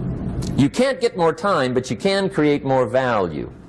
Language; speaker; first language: English; native; English